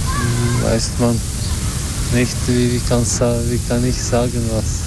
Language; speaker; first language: German; non-native, learner; Albanian